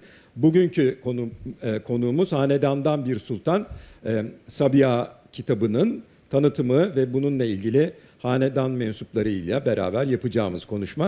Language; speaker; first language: Turkish; native; Turkish